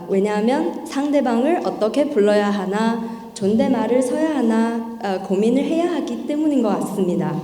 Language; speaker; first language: Korean; non-native, fluent; Chinese